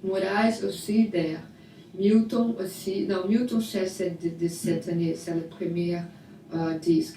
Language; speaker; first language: French; non-native, learner; Portuguese